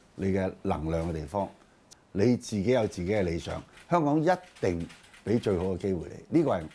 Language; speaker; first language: Cantonese; native; Cantonese